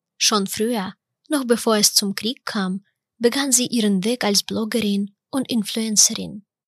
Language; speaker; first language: German; non-native, fluent; Ukrainian